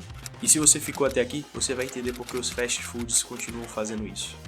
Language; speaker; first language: Portuguese; native; Portuguese